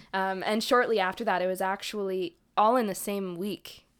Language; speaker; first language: English; native; English